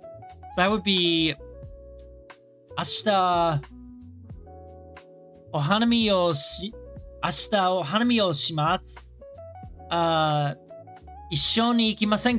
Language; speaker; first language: Japanese; non-native, learner; English